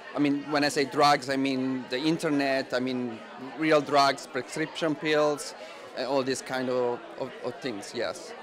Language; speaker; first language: English; non-native, fluent; Italian